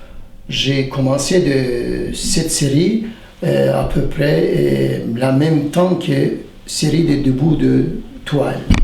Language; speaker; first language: French; non-native, fluent; Turkish